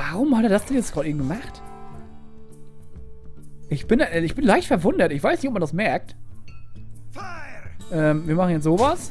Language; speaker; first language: German; native; German